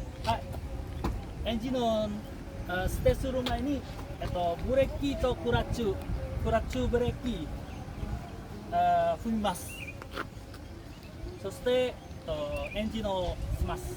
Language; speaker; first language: Japanese; non-native, learner; Indonesian